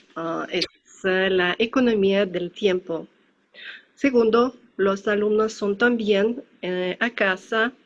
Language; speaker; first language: Spanish; non-native, learner; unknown